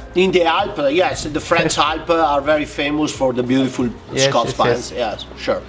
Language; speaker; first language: English; non-native, fluent; Italian